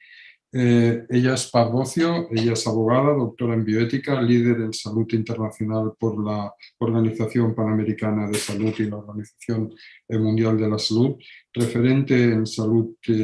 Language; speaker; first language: Spanish; non-native, local second language; Catalan